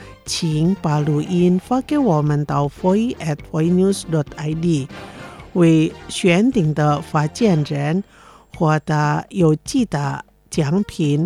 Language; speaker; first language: Chinese; non-native, fluent; Indonesian